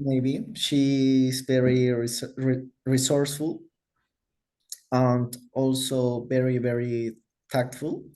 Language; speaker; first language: English; non-native, learner; Spanish